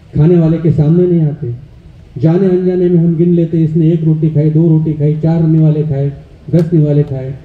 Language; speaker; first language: Hindi; non-native, local second language; Marathi